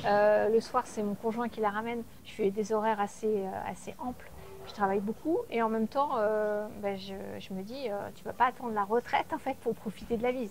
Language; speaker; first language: French; native; French